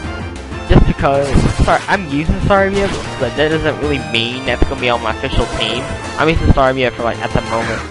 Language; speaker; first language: English; native; English